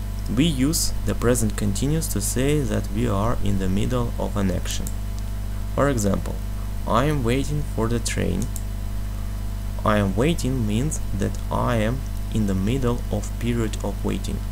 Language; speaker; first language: English; non-native, fluent; Russian